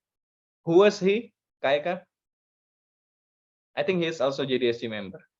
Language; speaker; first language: English; non-native, learner; Indonesian